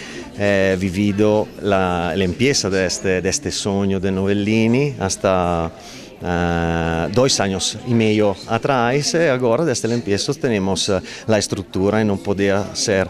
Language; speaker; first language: Portuguese; non-native, learner; Italian